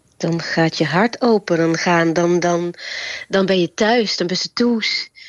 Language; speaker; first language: Dutch; native; Dutch